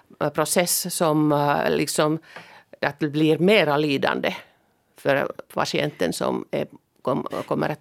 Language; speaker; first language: Swedish; non-native, local second language; Finnish